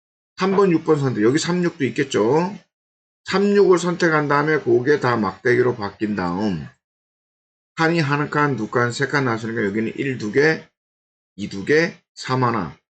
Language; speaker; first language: Korean; native; Korean